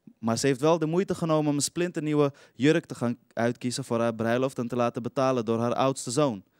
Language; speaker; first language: Dutch; early bilingual, other home language; Persian